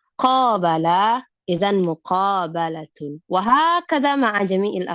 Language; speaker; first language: Arabic; non-native, fluent; Indonesian